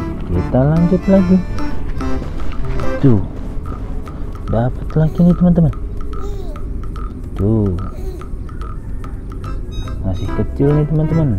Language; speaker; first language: Indonesian; native; Indonesian